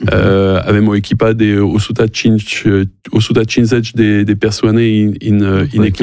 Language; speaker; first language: Romanian; non-native, learner; French